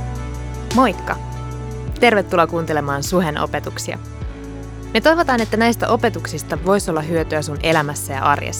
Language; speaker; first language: Finnish; native; Finnish